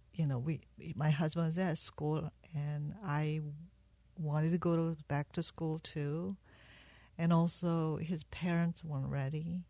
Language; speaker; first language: English; non-native, fluent; Korean